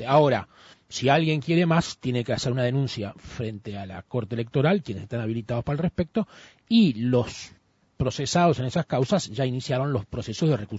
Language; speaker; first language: Spanish; native; Spanish